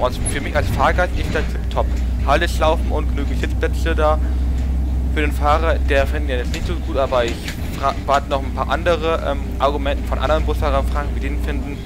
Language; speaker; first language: German; native; German